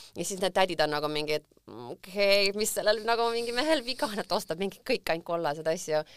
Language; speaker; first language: Estonian; early bilingual, other home language; English